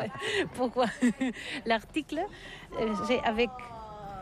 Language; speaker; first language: French; non-native, learner; Catalan